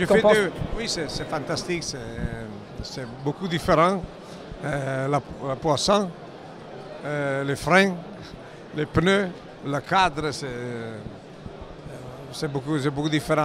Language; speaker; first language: French; non-native, learner; Italian